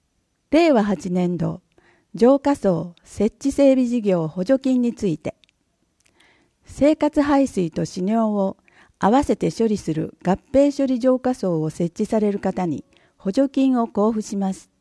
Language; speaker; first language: Japanese; native; Japanese